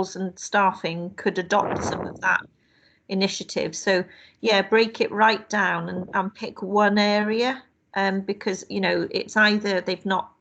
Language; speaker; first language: English; native; English